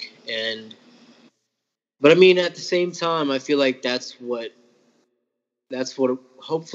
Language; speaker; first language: English; native; English